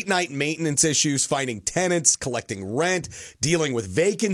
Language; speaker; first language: English; native; English